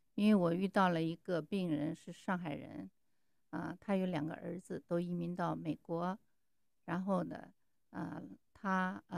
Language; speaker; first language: Chinese; native; Chinese